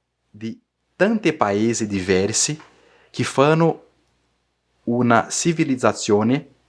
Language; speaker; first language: Italian; non-native, learner; Portuguese